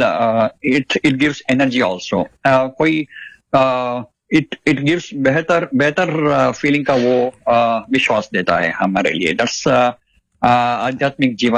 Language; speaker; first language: Hindi; non-native, local second language; Telugu